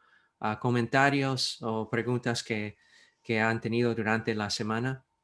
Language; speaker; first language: Spanish; non-native, fluent; English